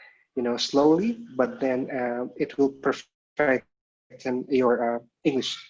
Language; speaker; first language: English; non-native, local second language; Indonesian